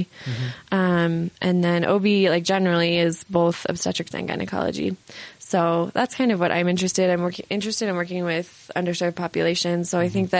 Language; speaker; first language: English; native; English